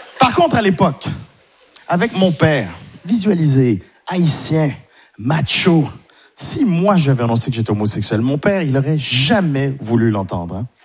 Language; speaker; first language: French; non-native, local second language; Haitian Creole